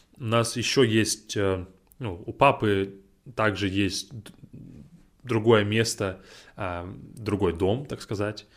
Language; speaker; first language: Russian; native; Russian